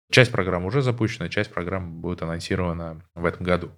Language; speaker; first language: Russian; native; Russian